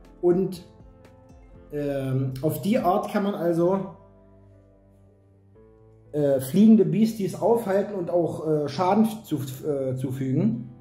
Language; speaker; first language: German; native; German